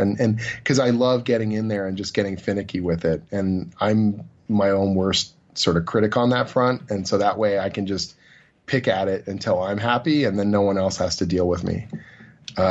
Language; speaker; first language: English; native; English